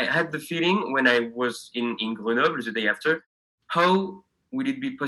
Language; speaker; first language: English; non-native, fluent; French